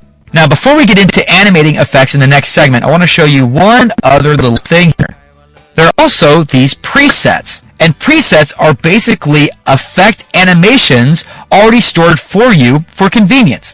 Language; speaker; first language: English; native; English